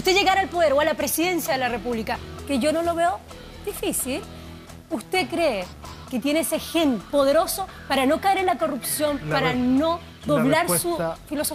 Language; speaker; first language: Spanish; native; Spanish